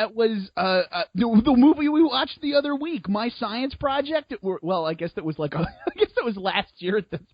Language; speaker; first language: English; native; English